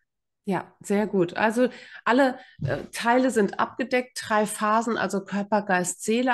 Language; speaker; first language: German; native; German